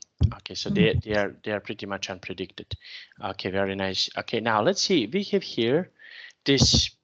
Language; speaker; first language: English; non-native, fluent; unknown